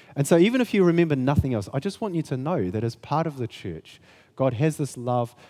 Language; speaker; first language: English; native; English